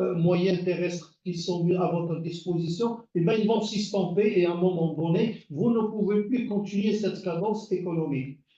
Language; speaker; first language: French; non-native, local second language; Arabic